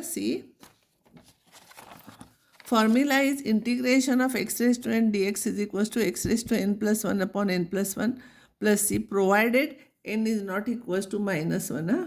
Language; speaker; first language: English; non-native, local second language; Marathi